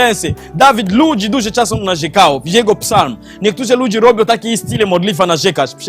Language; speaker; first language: Polish; non-native, learner; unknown